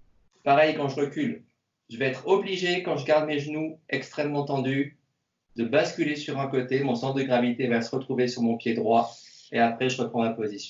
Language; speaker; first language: French; native; French